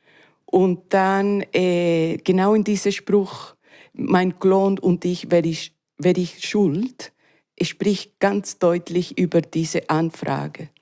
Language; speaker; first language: German; non-native, learner; Spanish